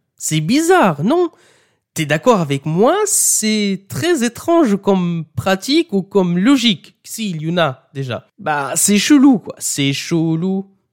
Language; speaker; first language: French; non-native, fluent; Arabic